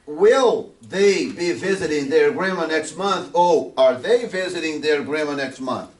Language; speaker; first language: English; non-native, fluent; Portuguese